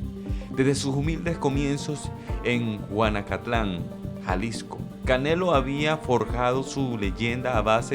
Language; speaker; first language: Spanish; native; Spanish